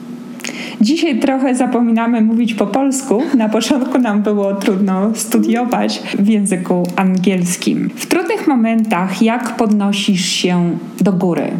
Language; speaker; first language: Polish; native; Polish